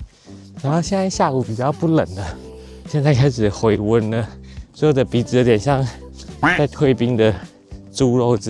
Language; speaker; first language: Chinese; native; Chinese